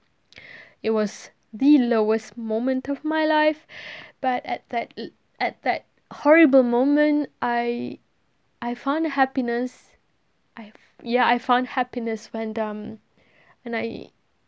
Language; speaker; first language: English; non-native, local second language; Malay